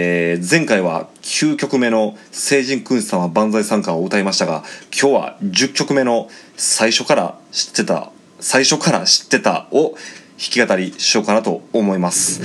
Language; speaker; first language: Japanese; native; Japanese